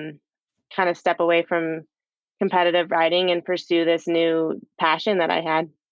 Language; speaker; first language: English; native; English